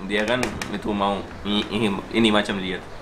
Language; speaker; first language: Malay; non-native, learner; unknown